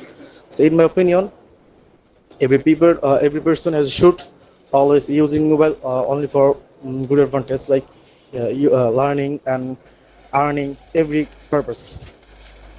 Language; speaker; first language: English; non-native, learner; Bangla